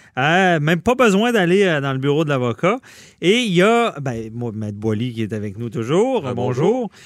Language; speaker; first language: French; native; French